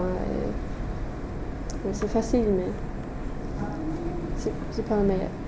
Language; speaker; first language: French; non-native, fluent; English